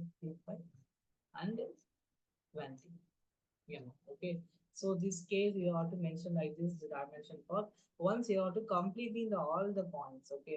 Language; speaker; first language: English; non-native, local second language; Tamil